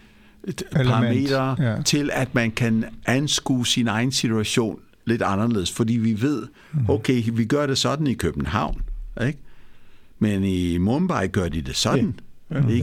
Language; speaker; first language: Danish; early bilingual, other home language; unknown